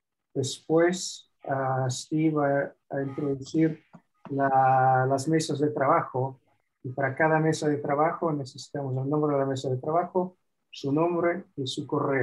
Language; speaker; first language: Spanish; non-native, fluent; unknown